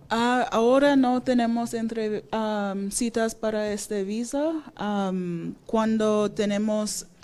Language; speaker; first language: Spanish; non-native, fluent; English